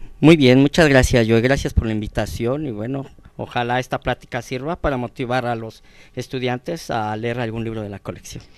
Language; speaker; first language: Spanish; native; Spanish